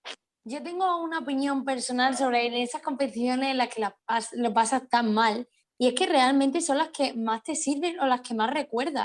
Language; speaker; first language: Spanish; native; Spanish